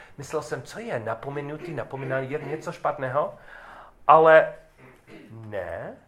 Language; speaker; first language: Czech; non-native, learner; English